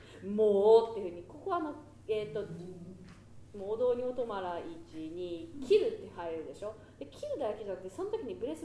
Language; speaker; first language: Japanese; native; Japanese